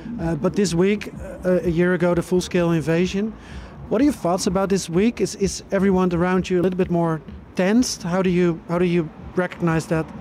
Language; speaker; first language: English; non-native, fluent; Dutch